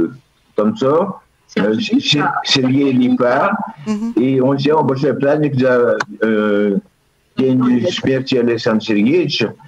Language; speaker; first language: Russian; early bilingual, heritage; Russian